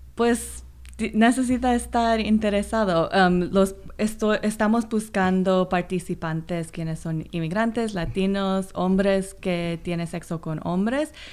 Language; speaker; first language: Spanish; non-native, fluent; Korean